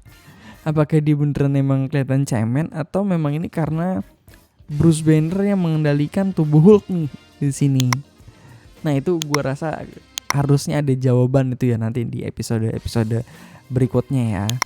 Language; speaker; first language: Indonesian; native; Indonesian